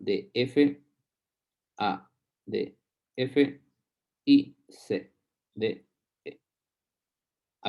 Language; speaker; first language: Spanish; native; Spanish